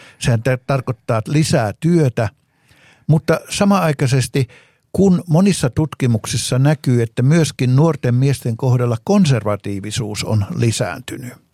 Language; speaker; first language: Finnish; native; Finnish